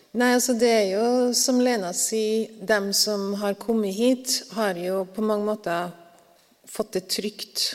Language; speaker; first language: Norwegian; native; Norwegian